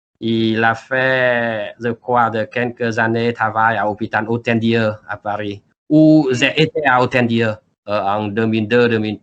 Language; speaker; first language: French; non-native, learner; Vietnamese